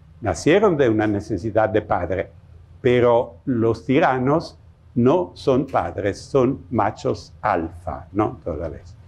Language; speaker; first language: Spanish; non-native, fluent; Italian